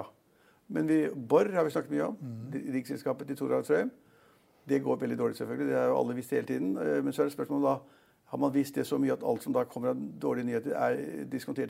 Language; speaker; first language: Norwegian; native; Norwegian